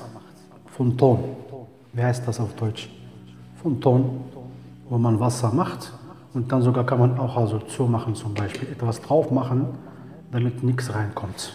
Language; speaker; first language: German; non-native, learner; Arabic